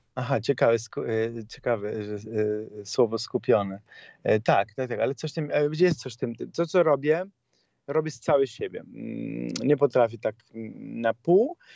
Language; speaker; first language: Polish; non-native, learner; Italian